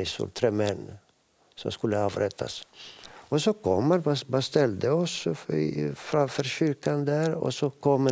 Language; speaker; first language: Swedish; non-native, fluent; Greek